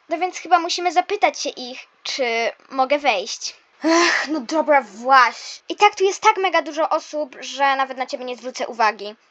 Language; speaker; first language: Polish; native; Polish